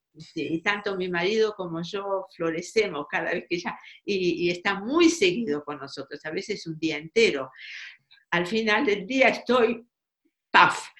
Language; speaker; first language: Spanish; native; Spanish